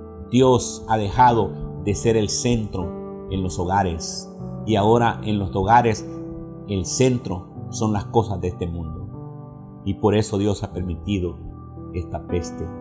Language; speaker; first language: Spanish; native; Spanish